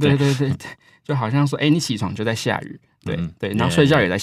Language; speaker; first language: Chinese; native; Chinese